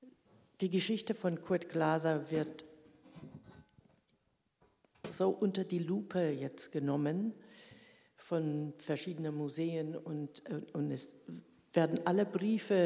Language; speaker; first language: German; early bilingual, heritage; German